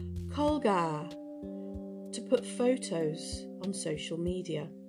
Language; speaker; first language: English; native; English